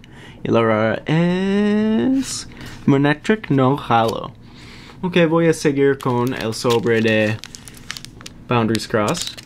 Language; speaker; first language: Spanish; non-native, learner; English